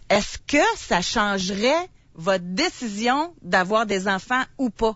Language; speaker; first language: French; native; French